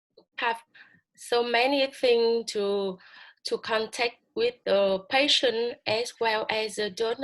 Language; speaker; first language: English; non-native, learner; Vietnamese